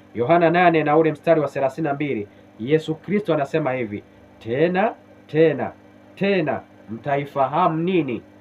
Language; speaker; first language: Swahili; native; Swahili